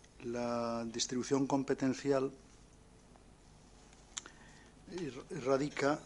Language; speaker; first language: Spanish; native; Spanish